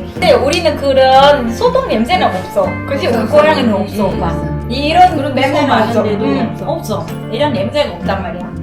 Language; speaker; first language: Korean; non-native, fluent; Vietnamese